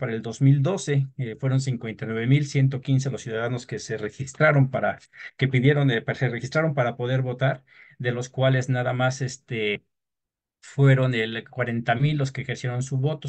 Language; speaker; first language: Spanish; native; Spanish